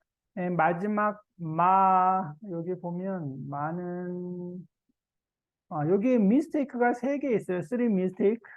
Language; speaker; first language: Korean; non-native, fluent; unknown